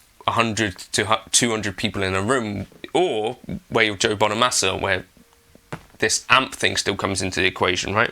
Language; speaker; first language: English; native; English